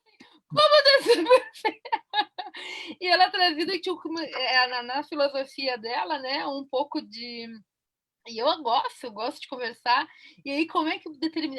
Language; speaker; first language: Portuguese; native; Portuguese